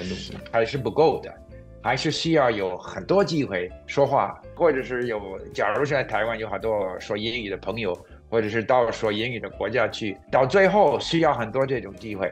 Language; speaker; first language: Chinese; non-native, fluent; English